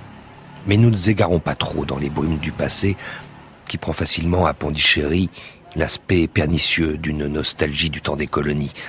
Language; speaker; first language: French; native; French